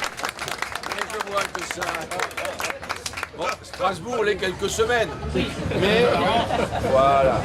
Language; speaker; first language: French; native; French